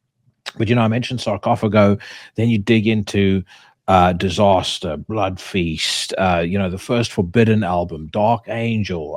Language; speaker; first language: English; native; English